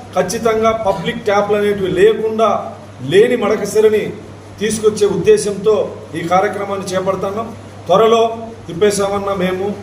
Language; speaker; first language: Telugu; native; Telugu